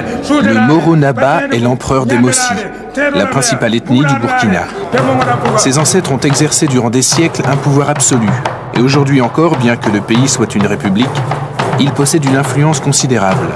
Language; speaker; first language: French; native; French